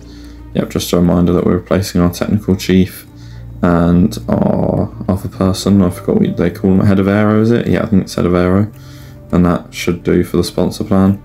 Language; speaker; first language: English; native; English